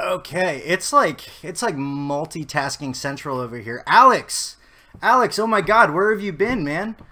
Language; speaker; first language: English; native; English